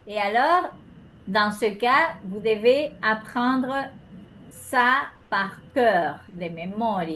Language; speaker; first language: French; non-native, fluent; Spanish